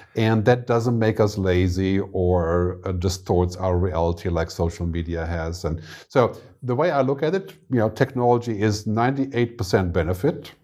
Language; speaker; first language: English; non-native, fluent; German